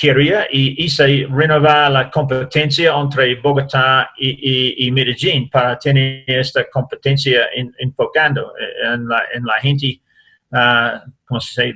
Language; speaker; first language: Spanish; non-native, learner; English